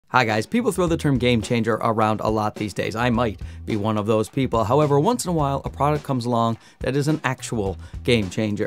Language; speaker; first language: English; native; English